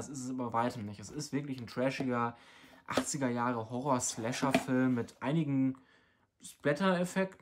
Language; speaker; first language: German; native; German